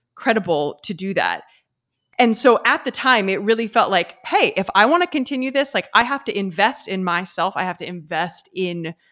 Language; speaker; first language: English; native; English